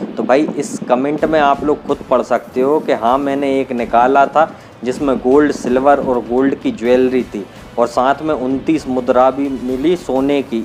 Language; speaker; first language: Hindi; native; Hindi